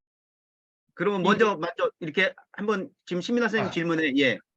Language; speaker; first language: Korean; native; Korean